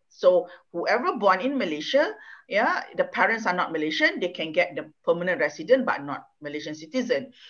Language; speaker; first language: English; non-native, local second language; Malay